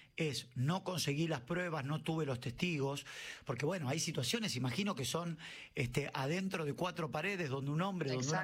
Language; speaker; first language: Spanish; native; Spanish